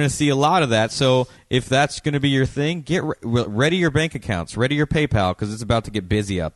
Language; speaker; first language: English; native; English